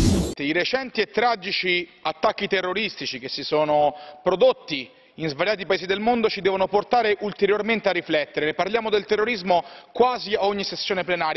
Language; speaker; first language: Italian; native; Italian